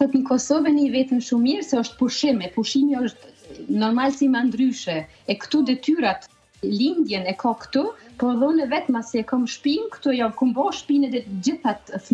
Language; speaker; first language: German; non-native, learner; Albanian